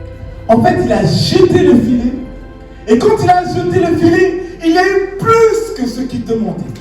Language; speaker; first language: French; native; French